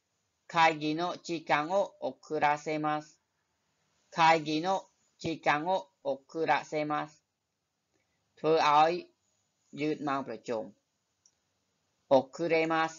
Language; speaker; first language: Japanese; non-native, fluent; Khmer